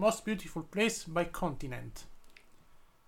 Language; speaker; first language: English; non-native, learner; Italian